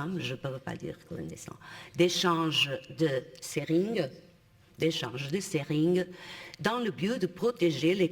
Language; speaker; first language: French; non-native, fluent; Portuguese